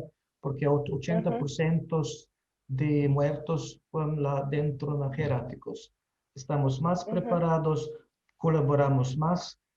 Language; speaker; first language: Spanish; non-native, fluent; Slovenian